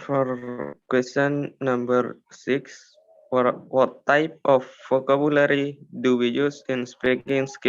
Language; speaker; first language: English; non-native, learner; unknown